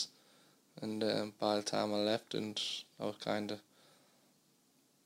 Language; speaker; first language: English; native; English